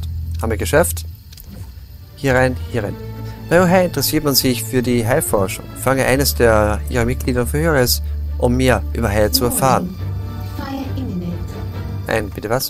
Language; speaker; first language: German; native; German